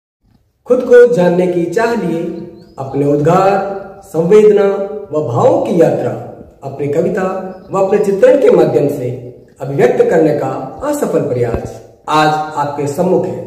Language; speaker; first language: Hindi; native; Hindi